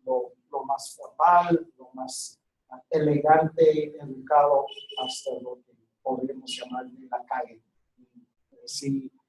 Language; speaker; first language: Spanish; non-native, fluent; English